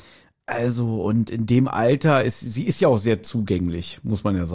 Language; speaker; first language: German; native; German